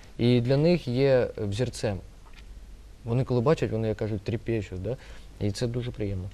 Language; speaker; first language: Ukrainian; non-native, local second language; Russian